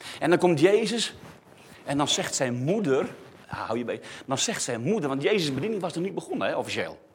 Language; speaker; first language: Dutch; native; Dutch